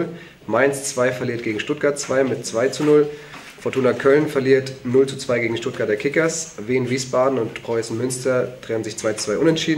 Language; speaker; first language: German; native; German